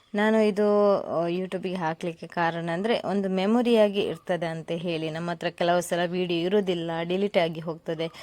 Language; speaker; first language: Kannada; native; Kannada